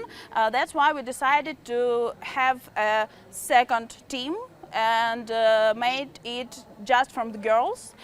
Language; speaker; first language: English; non-native, fluent; Ukrainian